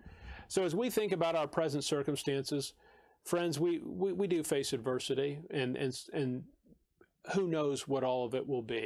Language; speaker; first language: English; native; English